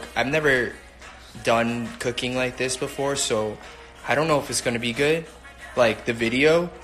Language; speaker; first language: English; early bilingual, other home language; Korean